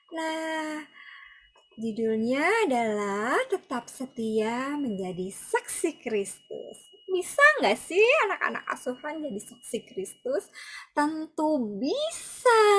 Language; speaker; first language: Indonesian; native; Indonesian